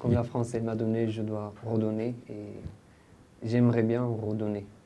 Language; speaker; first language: French; non-native, fluent; Arabic